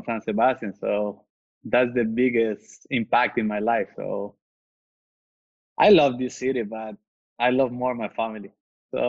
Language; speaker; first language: English; non-native, fluent; Spanish